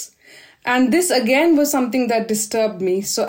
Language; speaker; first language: English; non-native, local second language; Hindi